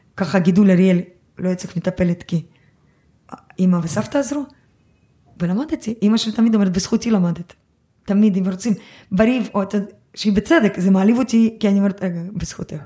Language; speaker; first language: Hebrew; early bilingual, other home language; Russian